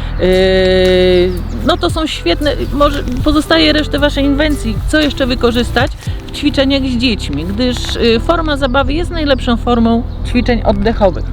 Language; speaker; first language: Polish; native; Polish